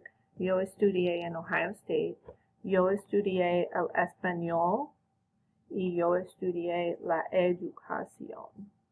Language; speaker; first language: Spanish; non-native, fluent; English